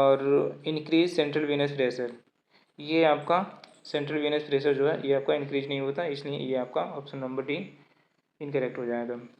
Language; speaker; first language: Hindi; native; Hindi